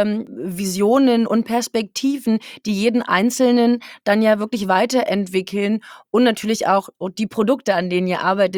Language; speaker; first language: German; native; German